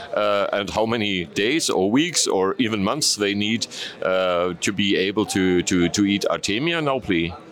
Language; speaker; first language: English; non-native, fluent; German